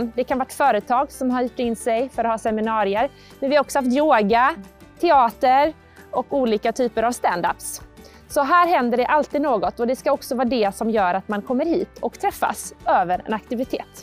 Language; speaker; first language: Swedish; native; Swedish